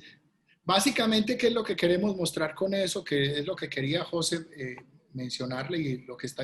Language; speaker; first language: Spanish; native; Spanish